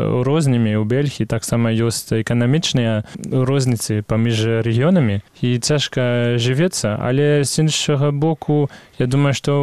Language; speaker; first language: Belarusian; non-native, fluent; French